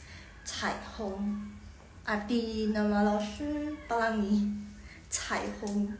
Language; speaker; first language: Chinese; non-native, fluent; Indonesian